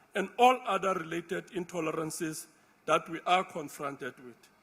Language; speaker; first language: English; non-native, local second language; Afrikaans